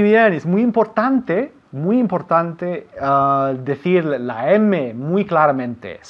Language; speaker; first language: Spanish; non-native, fluent; English